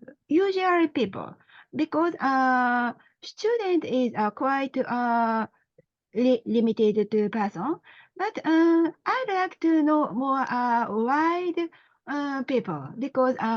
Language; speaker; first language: English; non-native, learner; Japanese